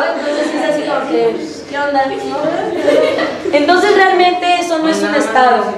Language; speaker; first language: Spanish; native; Spanish